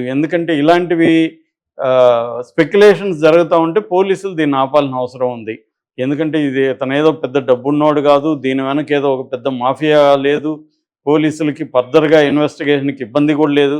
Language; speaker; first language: Telugu; native; Telugu